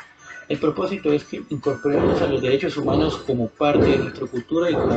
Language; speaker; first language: Spanish; native; Spanish